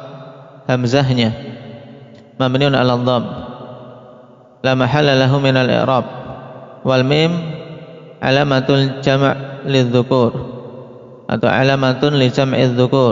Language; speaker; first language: Arabic; non-native, fluent; Indonesian